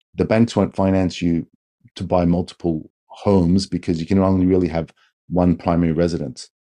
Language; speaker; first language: English; native; English